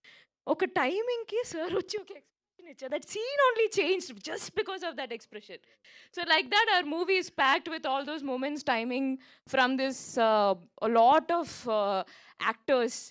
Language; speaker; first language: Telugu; non-native, local second language; Malayalam